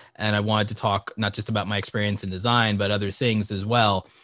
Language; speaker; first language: English; native; English